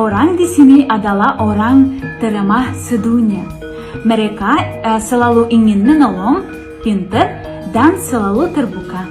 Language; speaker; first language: Indonesian; non-native, fluent; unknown